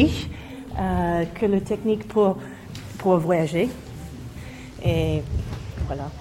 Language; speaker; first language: French; non-native, learner; English